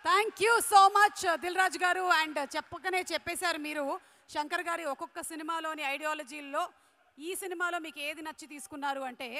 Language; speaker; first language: Telugu; native; Telugu